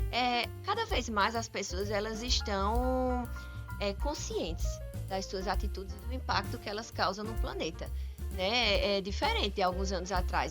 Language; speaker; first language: Portuguese; native; Portuguese